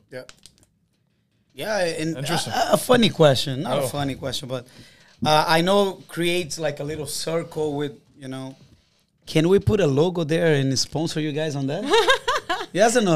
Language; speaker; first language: English; non-native, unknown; Portuguese